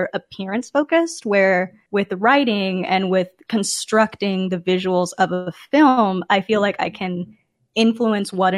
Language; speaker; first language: English; native; English